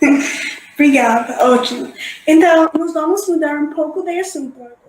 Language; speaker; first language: Portuguese; non-native, fluent; English